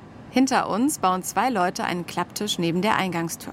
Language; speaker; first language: German; native; German